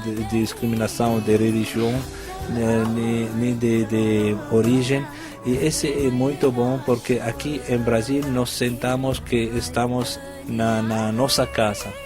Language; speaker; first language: Portuguese; non-native, fluent; Arabic